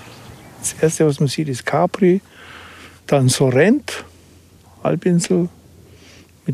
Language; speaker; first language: German; native; German